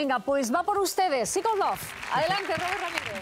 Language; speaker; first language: Spanish; native; Spanish